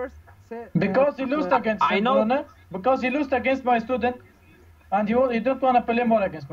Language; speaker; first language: English; non-native, learner; Uzbek